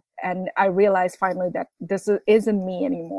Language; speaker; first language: English; non-native, local second language; Bangla